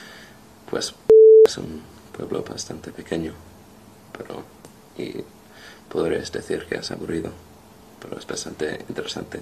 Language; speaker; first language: Spanish; non-native, fluent; English